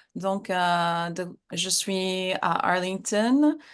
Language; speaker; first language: French; non-native, fluent; English